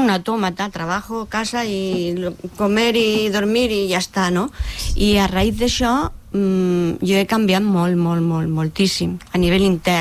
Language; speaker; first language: Catalan; non-native, local second language; Spanish